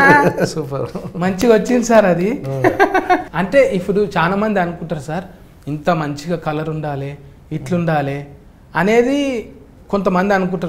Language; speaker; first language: Telugu; native; Telugu